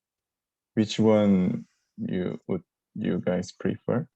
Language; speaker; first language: English; non-native, learner; Korean